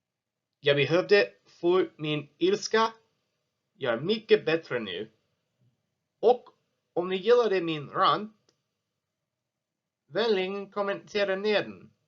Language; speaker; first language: Swedish; non-native, learner; English